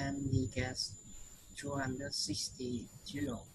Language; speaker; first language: English; non-native, learner; Vietnamese